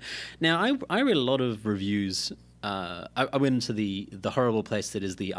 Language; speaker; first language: English; native; English